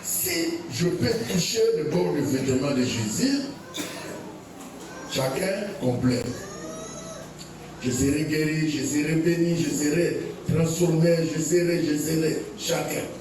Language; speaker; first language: French; non-native, local second language; Lingala